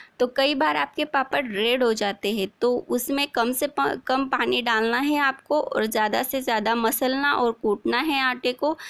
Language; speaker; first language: Hindi; non-native, local second language; Marathi